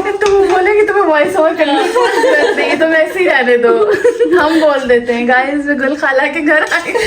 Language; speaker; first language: Urdu; native; Urdu